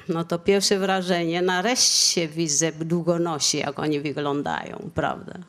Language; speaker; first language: Polish; non-native, fluent; Vietnamese